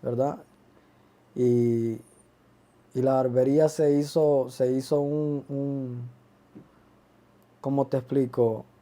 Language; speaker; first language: Spanish; early bilingual, other home language; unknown